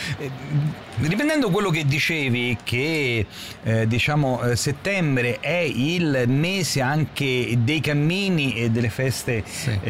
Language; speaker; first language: Italian; native; Italian